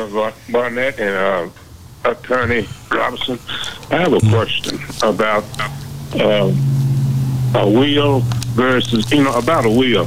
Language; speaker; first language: English; native; English